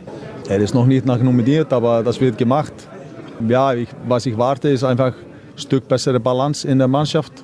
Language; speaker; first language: German; non-native, fluent; Icelandic